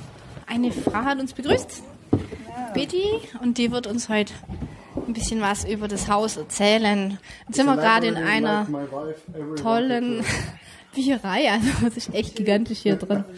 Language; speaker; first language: German; native; German